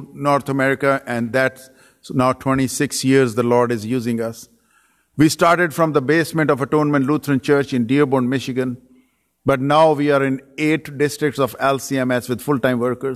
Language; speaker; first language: English; non-native, local second language; Urdu